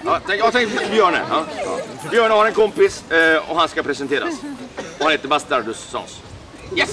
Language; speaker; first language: Swedish; native; Swedish